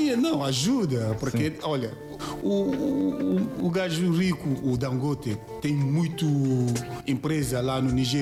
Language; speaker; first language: Portuguese; non-native, learner; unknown